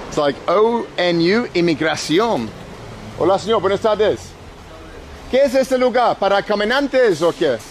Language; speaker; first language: Spanish; non-native, learner; English